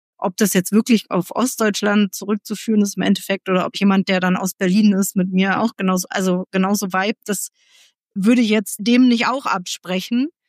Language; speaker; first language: German; native; German